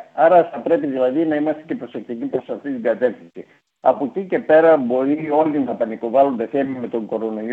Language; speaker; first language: Greek; native; Greek